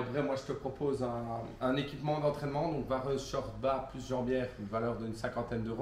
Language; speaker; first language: French; native; French